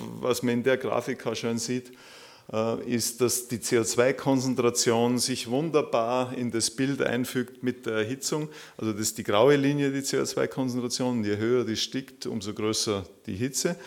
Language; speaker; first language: German; native; German